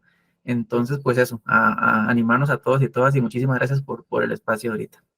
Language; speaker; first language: Spanish; native; Spanish